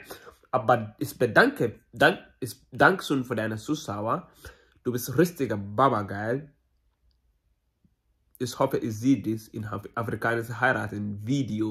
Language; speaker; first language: German; non-native, learner; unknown